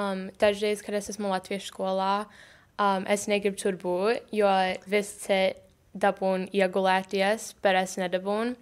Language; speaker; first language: Latvian; early bilingual, heritage; English